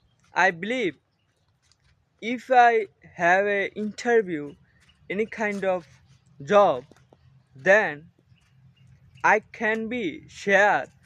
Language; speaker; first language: English; non-native, learner; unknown